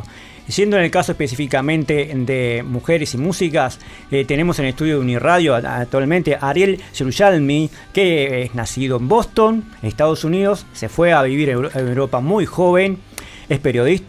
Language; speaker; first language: Spanish; native; Spanish